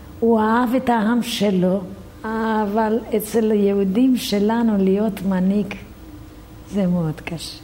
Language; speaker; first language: Hebrew; non-native, fluent; Romanian